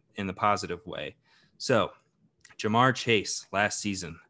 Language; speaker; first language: English; native; English